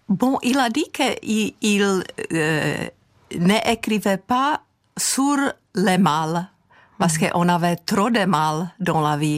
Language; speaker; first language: French; non-native, fluent; Czech